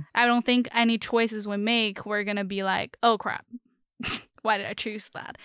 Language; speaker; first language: English; non-native, fluent; Chinese